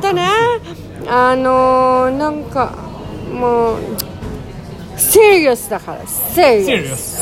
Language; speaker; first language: Japanese; non-native, learner; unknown